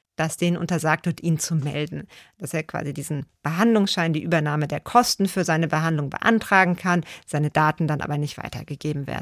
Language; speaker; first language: German; native; German